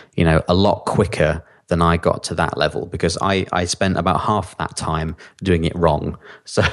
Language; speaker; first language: English; native; English